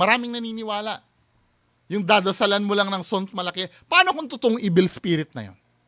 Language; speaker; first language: Filipino; native; Filipino